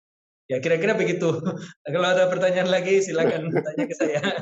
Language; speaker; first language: Indonesian; non-native, fluent; Spanish